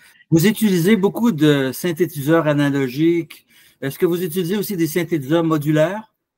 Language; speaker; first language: French; native; French